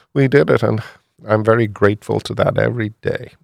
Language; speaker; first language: English; native; English